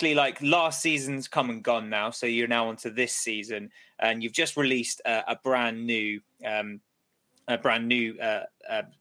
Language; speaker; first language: English; native; English